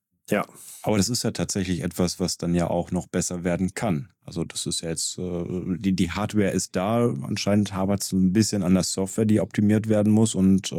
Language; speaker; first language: German; native; German